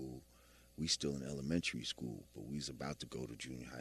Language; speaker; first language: English; native; English